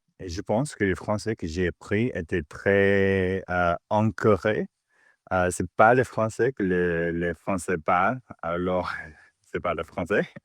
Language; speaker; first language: French; non-native, learner; English